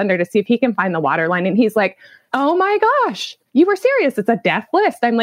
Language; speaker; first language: English; native; English